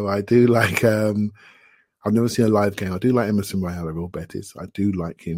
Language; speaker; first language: English; native; English